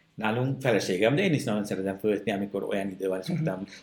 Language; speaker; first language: Hungarian; non-native, fluent; Sinhala